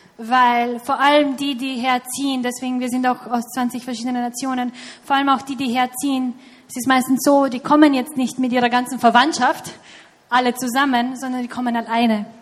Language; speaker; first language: German; non-native, fluent; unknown